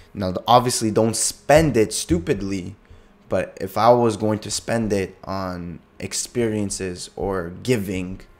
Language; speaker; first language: English; native; English